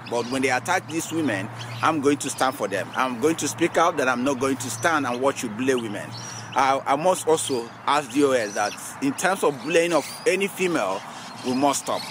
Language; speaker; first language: English; non-native, local second language; Igbo